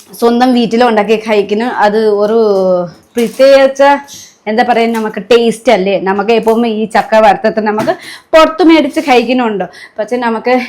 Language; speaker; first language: Malayalam; non-native, fluent; Nepali